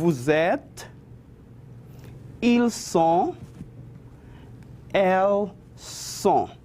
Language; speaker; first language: French; non-native, fluent; Spanish